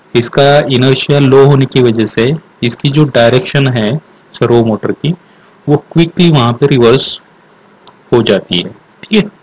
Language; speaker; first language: Hindi; non-native, local second language; Marathi